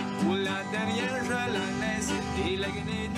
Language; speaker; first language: French; non-native, learner; English